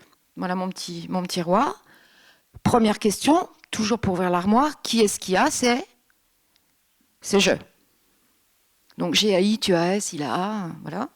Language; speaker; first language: French; native; French